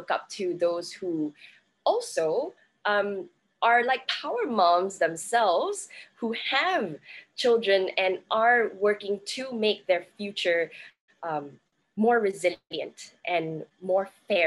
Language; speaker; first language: English; native; English